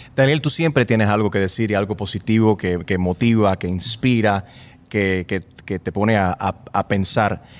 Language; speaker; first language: Spanish; native; Spanish